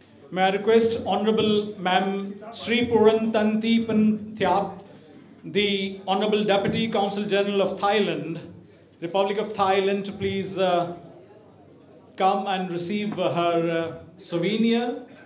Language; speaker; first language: English; non-native, local second language; Urdu